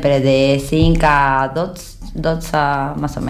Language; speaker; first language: Catalan; non-native, learner; Spanish